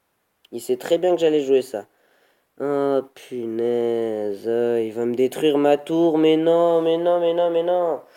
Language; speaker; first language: French; native; French